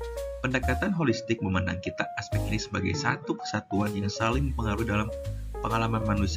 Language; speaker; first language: Indonesian; native; Indonesian